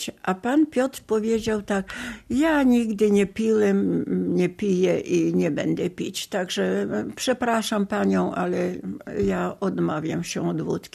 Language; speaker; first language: Polish; non-native, local second language; Ukrainian